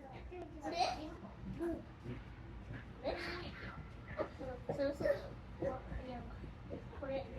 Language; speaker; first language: Japanese; native; Japanese